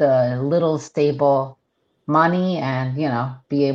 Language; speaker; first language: English; non-native, fluent; Hebrew